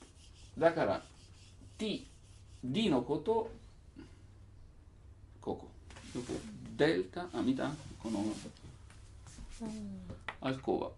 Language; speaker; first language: Japanese; non-native, learner; Italian